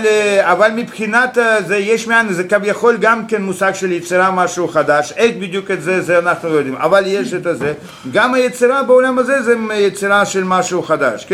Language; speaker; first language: Hebrew; non-native, fluent; Russian